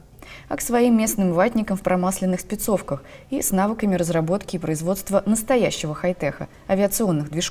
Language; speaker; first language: Russian; native; Russian